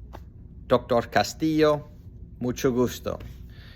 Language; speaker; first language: Spanish; non-native, learner; English